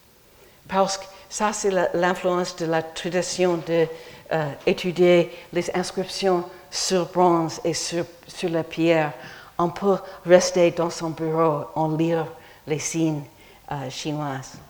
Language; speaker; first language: French; non-native, fluent; English